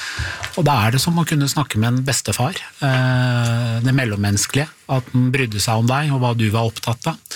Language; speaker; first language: Norwegian; native; Norwegian